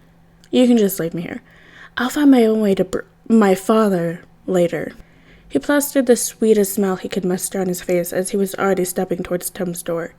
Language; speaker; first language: English; native; English